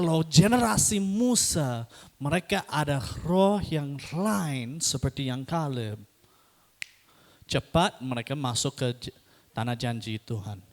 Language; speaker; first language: Indonesian; non-native, fluent; English